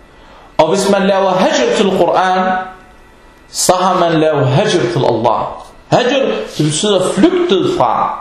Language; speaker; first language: Danish; non-native, fluent; Arabic